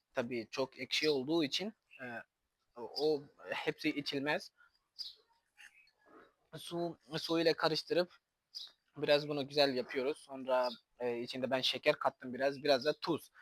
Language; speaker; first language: Turkish; non-native, fluent; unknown